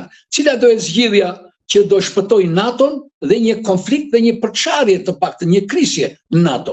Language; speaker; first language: Albanian; native; Albanian